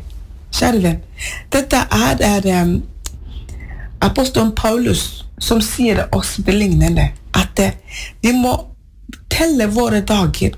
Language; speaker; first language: Norwegian; non-native, fluent; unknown